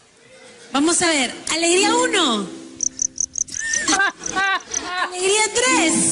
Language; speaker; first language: Spanish; native; Spanish